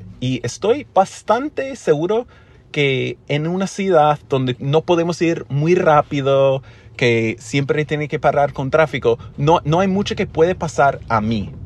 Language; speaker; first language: Spanish; non-native, fluent; English